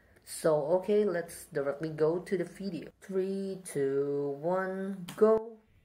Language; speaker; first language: English; non-native, fluent; Indonesian